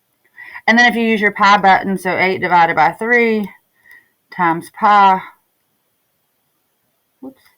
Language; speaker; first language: English; native; English